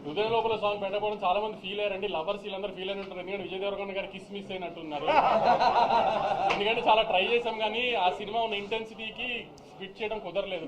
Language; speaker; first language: Telugu; native; Telugu